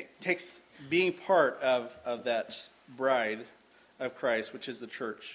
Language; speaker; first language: English; native; English